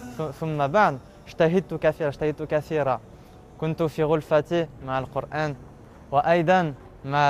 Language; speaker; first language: Arabic; non-native, learner; French